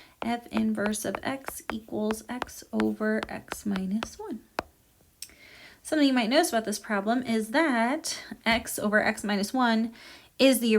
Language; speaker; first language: English; native; English